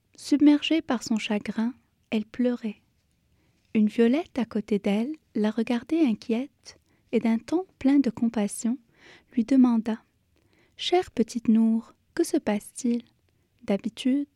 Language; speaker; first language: French; native; French